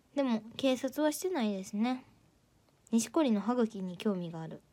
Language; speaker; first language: Japanese; native; Japanese